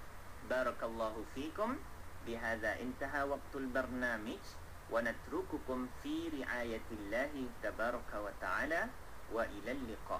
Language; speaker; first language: Arabic; non-native, fluent; Malay